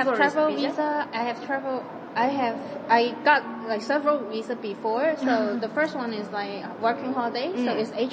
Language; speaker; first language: English; non-native, fluent; Cantonese